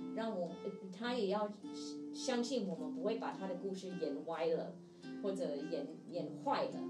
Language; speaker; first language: Chinese; non-native, fluent; English